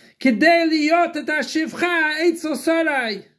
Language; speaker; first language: Hebrew; non-native, fluent; English